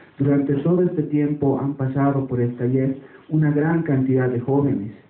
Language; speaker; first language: Spanish; native; Spanish